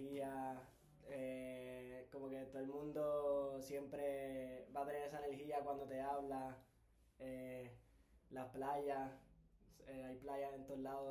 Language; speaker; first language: Spanish; native; Spanish